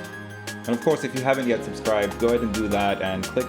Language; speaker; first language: English; native; English